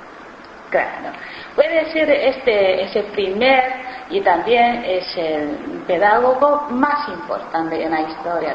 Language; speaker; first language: Spanish; non-native, fluent; Chinese